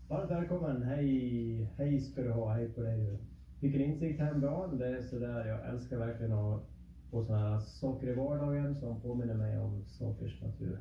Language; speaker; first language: Swedish; native; Swedish